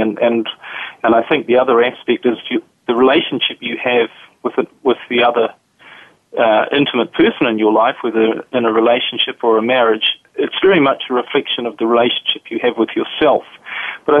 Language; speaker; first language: English; native; English